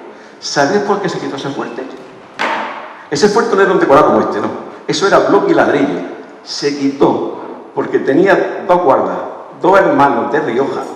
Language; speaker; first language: Spanish; native; Spanish